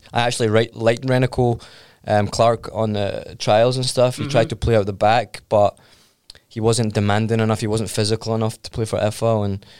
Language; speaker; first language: English; native; English